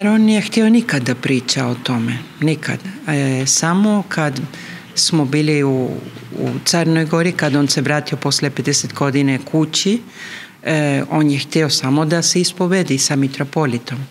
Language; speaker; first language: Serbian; early bilingual, heritage; Spanish